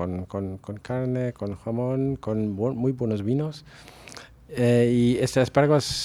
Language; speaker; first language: Spanish; non-native, fluent; German